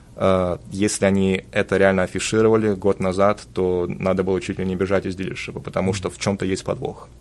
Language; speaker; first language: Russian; early bilingual, heritage; Russian